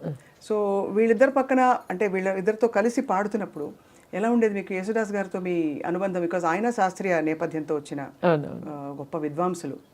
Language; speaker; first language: Telugu; native; Telugu